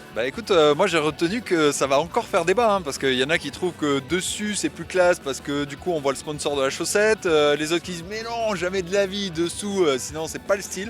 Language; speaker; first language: French; native; French